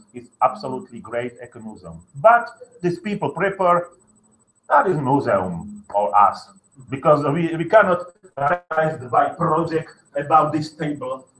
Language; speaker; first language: English; non-native, learner; Slovak